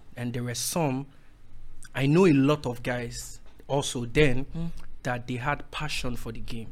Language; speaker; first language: English; non-native, local second language; Yoruba